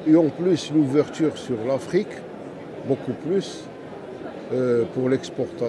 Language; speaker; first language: French; non-native, local second language; Arabic